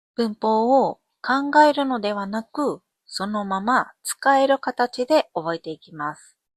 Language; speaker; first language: Japanese; native; Japanese